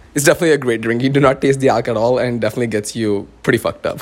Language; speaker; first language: English; non-native, local second language; Marathi